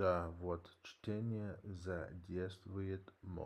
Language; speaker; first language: Russian; non-native, learner; English